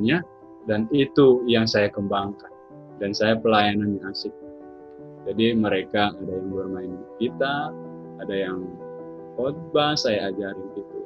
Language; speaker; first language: Indonesian; native; Indonesian